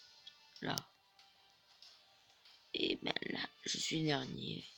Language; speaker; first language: French; native; French